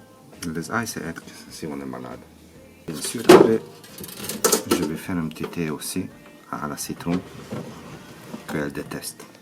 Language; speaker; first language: French; non-native, learner; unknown